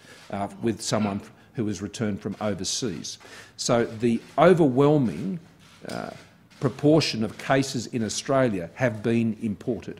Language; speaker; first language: English; native; English